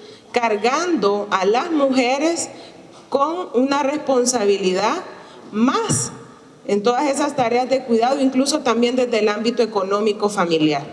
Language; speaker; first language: Spanish; native; Spanish